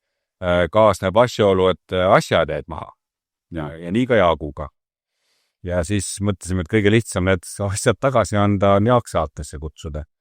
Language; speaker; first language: Estonian; native; Estonian